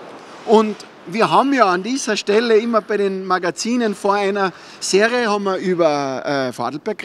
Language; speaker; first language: German; native; German